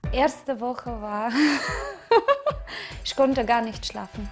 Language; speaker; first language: German; non-native, fluent; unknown